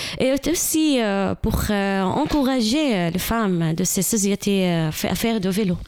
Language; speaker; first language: French; non-native, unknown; Arabic